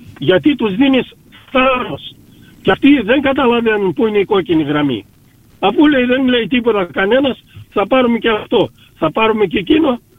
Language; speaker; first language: Greek; early bilingual, heritage; Greek